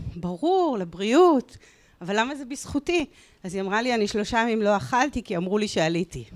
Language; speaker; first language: Hebrew; native; Hebrew